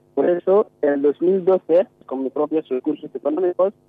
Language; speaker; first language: Spanish; non-native, fluent; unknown